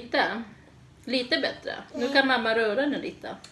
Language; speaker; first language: Swedish; non-native, fluent; Thai